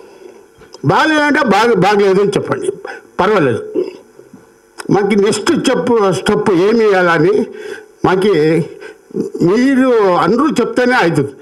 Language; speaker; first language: Telugu; non-native, learner; Kannada